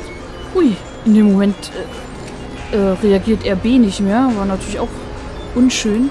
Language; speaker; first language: German; native; German